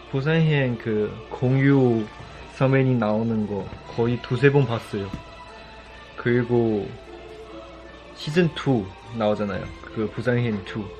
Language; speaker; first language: Korean; non-native, fluent; Chinese